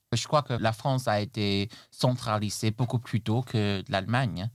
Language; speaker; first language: French; non-native, fluent; Chinese